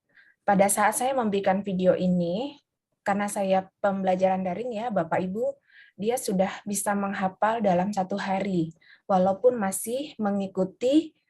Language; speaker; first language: Indonesian; native; Indonesian